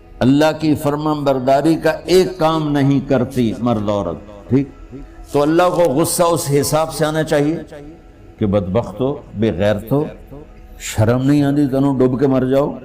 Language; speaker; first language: Urdu; non-native, local second language; Punjabi